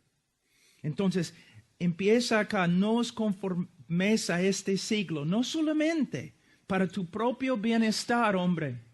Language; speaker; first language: Spanish; non-native, fluent; English